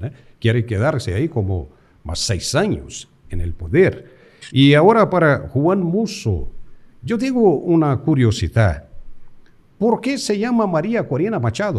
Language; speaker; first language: Spanish; non-native, fluent; Portuguese